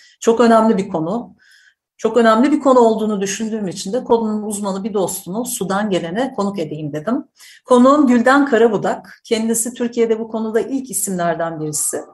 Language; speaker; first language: Turkish; native; Turkish